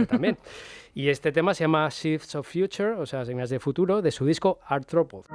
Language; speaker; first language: Spanish; native; Spanish